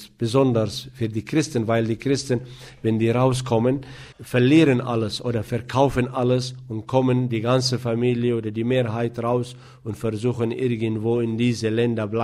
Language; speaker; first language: German; non-native, fluent; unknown